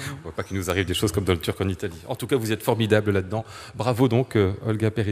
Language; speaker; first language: French; native; French